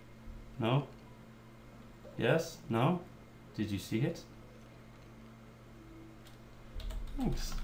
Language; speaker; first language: English; native; English